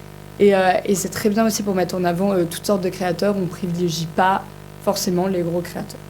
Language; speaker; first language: French; native; French